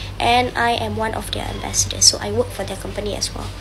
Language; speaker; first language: English; non-native, local second language; Malay